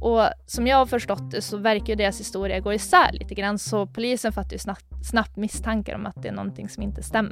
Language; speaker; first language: Swedish; native; Swedish